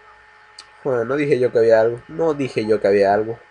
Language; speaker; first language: Spanish; native; Spanish